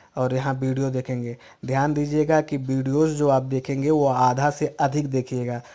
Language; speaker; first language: Hindi; native; Hindi